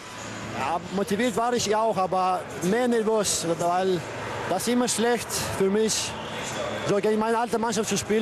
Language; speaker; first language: German; non-native, learner; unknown